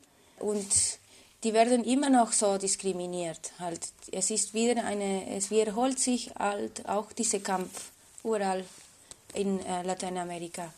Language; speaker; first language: German; non-native, fluent; Spanish